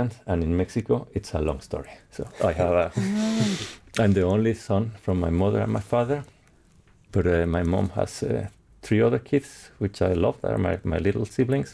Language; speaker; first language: English; non-native, fluent; Spanish